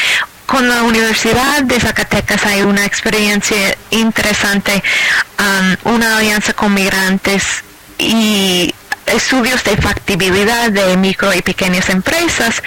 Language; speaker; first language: Spanish; non-native, fluent; English